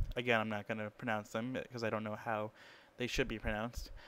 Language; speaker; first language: English; native; English